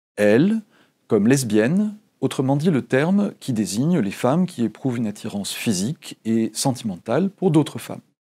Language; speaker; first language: French; native; French